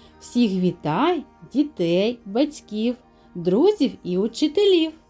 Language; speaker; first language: Ukrainian; native; Ukrainian